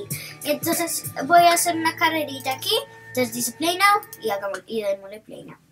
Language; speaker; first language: Spanish; early bilingual, heritage; Spanish